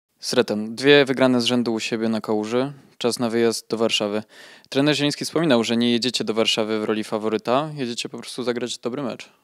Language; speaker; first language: Polish; native; Polish